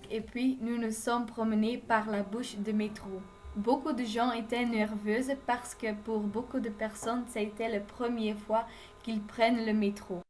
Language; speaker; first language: French; non-native, learner; Dutch